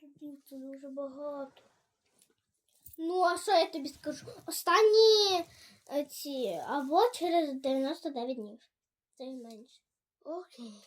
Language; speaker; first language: Ukrainian; non-native, local second language; Russian